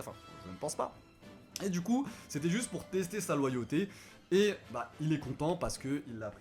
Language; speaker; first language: French; native; French